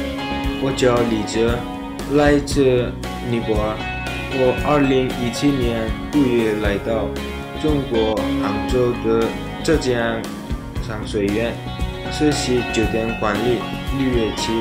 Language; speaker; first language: Chinese; non-native, learner; Nepali